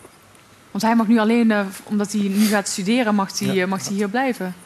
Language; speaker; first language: Dutch; native; Dutch